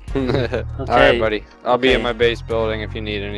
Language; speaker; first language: English; native; English